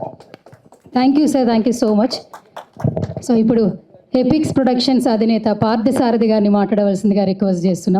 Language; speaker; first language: Telugu; native; Telugu